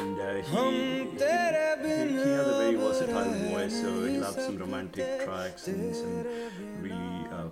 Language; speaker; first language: English; non-native, local second language; Marathi